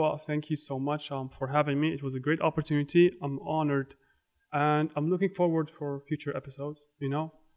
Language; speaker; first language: English; non-native, fluent; Arabic